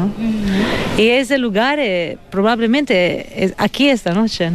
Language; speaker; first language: Spanish; non-native, fluent; Italian